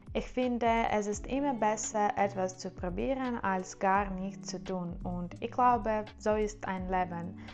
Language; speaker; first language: German; non-native, learner; Ukrainian